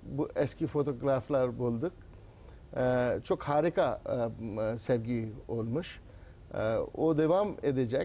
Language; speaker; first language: Turkish; non-native, learner; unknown